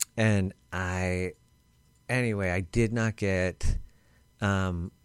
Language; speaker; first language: English; native; English